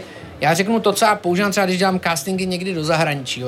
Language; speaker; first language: Czech; native; Czech